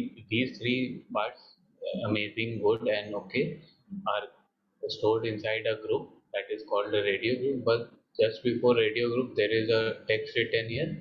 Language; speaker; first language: English; non-native, fluent; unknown